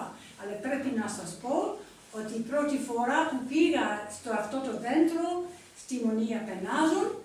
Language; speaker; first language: Greek; non-native, learner; English